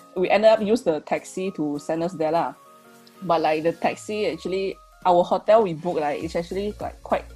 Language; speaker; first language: English; non-native, local second language; Chinese